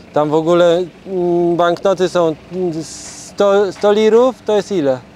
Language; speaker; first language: Polish; native; Polish